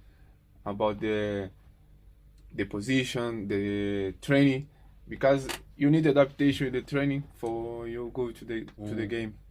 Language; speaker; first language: English; non-native, learner; Portuguese